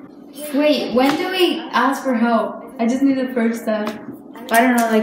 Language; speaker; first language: English; early bilingual, other home language; Spanish